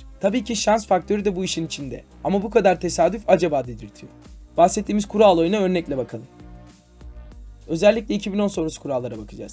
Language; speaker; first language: Turkish; native; Turkish